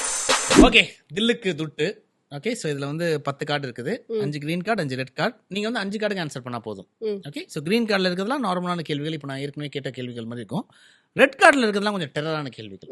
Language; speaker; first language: Tamil; native; Tamil